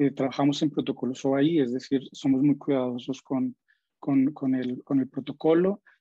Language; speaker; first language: Spanish; native; Spanish